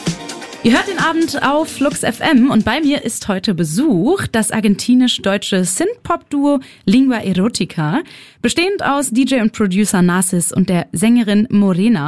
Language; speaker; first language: German; native; German